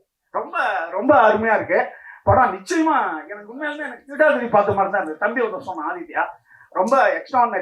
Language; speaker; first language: Tamil; native; Tamil